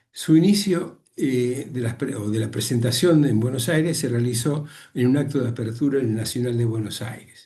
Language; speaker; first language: Spanish; native; Spanish